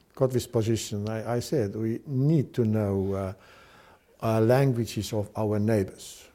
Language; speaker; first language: English; non-native, fluent; Estonian